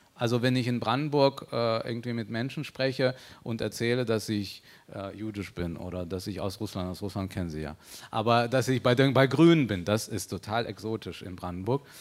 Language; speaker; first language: German; early bilingual, other home language; Russian